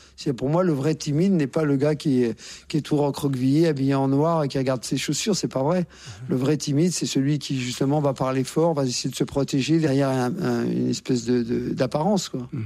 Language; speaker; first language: French; native; French